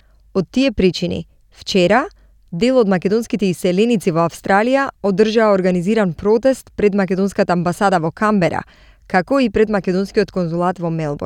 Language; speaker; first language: Macedonian; native; Macedonian